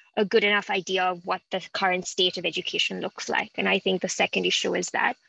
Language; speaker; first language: English; non-native, local second language; Sinhala